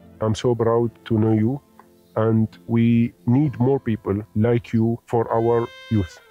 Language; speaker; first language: English; non-native, fluent; Arabic